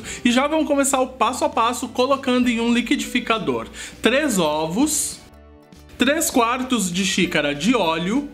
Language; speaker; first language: Portuguese; native; Portuguese